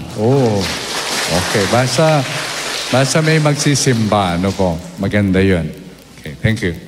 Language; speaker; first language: Filipino; non-native, local second language; Pampanga